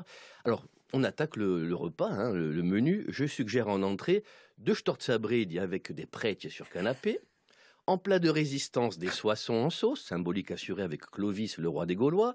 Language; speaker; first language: French; native; French